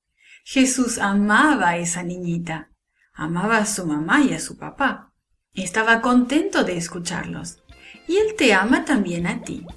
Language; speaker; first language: Spanish; native; Spanish